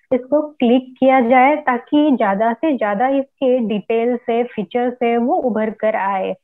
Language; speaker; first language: Hindi; non-native, local second language; Marathi